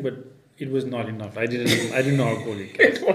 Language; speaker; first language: English; non-native, local second language; Nepali